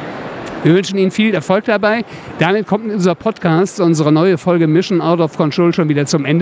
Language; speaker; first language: German; native; German